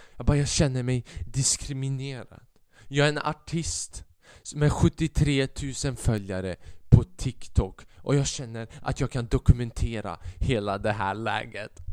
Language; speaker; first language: Swedish; early bilingual, other home language; Albanian